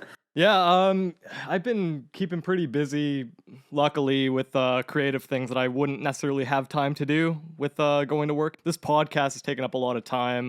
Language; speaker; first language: English; native; English